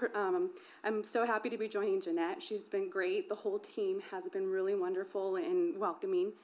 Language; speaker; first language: English; early bilingual, other home language; Spanish